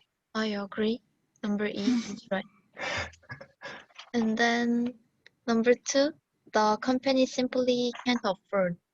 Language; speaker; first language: English; non-native, learner; Korean